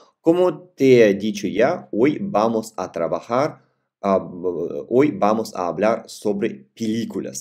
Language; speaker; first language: Spanish; non-native, fluent; Russian